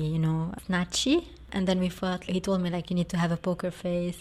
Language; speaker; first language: English; non-native, fluent; Arabic